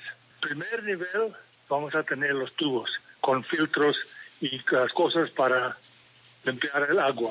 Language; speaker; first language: Spanish; non-native, fluent; English